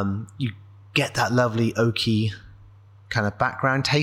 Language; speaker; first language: English; native; English